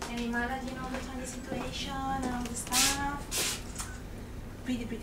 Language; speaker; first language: English; non-native, fluent; Spanish